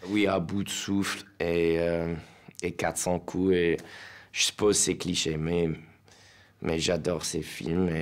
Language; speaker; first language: French; non-native, learner; English